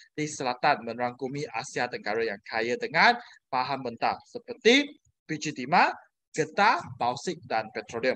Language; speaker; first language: Malay; non-native, local second language; Chinese